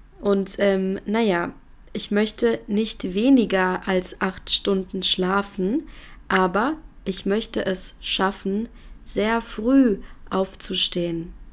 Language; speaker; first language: German; native; German